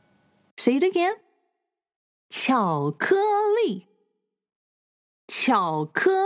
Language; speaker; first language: Chinese; non-native, fluent; English